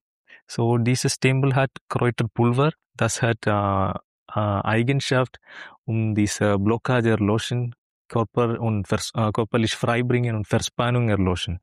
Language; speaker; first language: German; non-native, learner; Malayalam